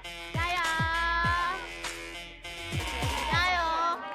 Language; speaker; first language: Chinese; native; Chinese